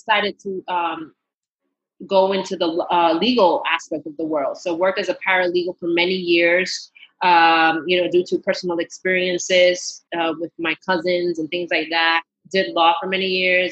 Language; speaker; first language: English; early bilingual, other home language; Spanish